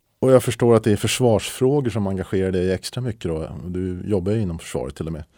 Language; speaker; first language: Swedish; native; Swedish